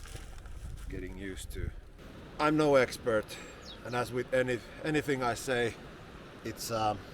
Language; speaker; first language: English; non-native, fluent; Finnish